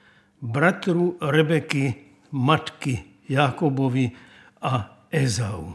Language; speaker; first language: Czech; native; Czech